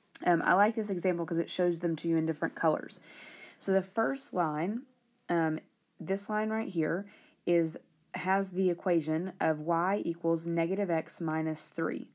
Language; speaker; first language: English; native; English